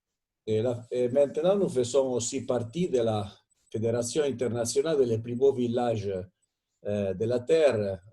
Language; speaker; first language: French; non-native, fluent; Italian